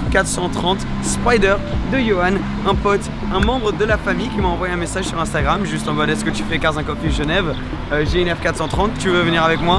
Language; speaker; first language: French; native; French